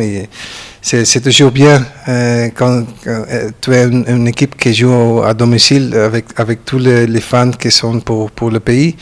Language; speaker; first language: French; non-native, learner; Dutch